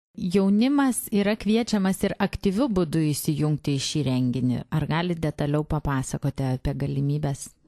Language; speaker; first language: Lithuanian; native; Lithuanian